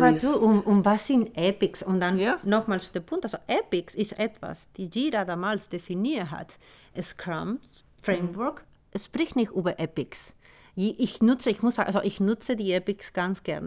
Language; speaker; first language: German; non-native, fluent; Spanish